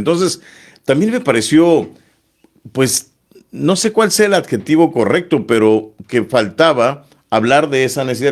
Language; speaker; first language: Spanish; native; Spanish